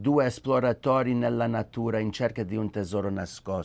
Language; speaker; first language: Italian; early bilingual, heritage; English